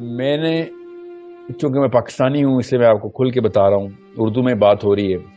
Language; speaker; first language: Urdu; early bilingual, heritage; Urdu